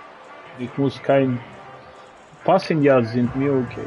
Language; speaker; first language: German; non-native, learner; Russian